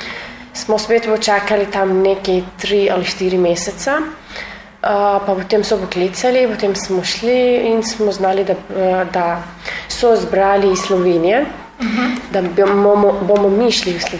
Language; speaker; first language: Slovenian; non-native, learner; Arabic